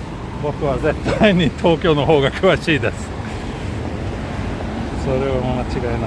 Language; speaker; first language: Japanese; non-native, fluent; Swedish